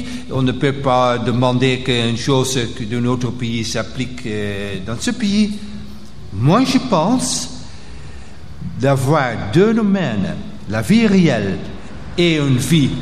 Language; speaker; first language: French; non-native, local second language; Dutch